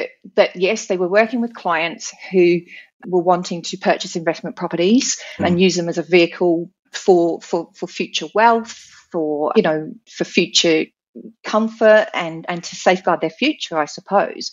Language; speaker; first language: English; native; English